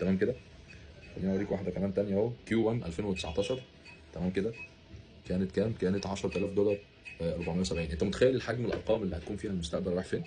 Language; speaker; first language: Arabic; native; Arabic